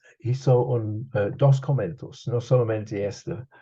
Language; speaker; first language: Spanish; non-native, fluent; English